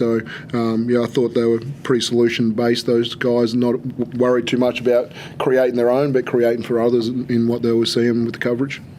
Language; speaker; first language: English; native; English